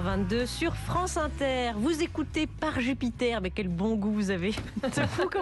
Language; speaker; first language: French; native; French